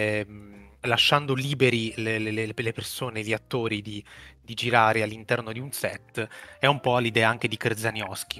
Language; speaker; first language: Italian; native; Italian